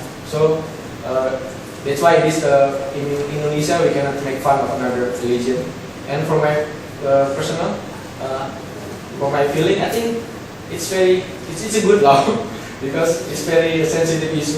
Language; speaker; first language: English; non-native, local second language; Indonesian